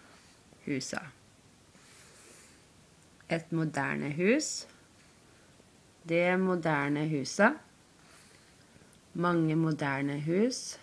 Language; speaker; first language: Norwegian; non-native, learner; English